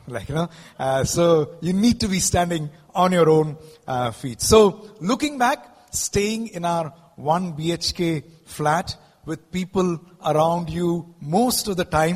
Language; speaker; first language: English; non-native, local second language; Malayalam